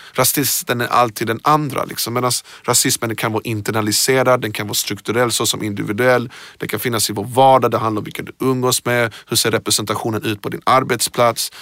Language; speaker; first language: Swedish; early bilingual, other home language; Persian